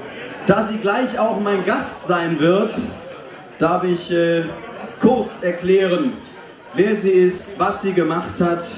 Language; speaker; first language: German; native; German